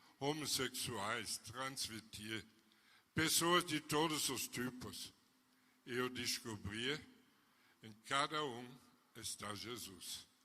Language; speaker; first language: Portuguese; non-native, fluent; German